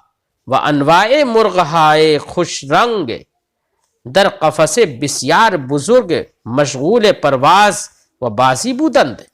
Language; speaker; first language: Persian; non-native, fluent; Urdu